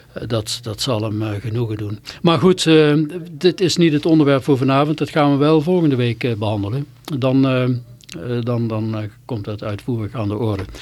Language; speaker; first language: Dutch; native; Dutch